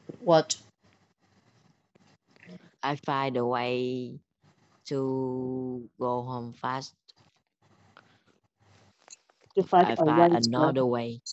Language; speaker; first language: English; non-native, learner; Vietnamese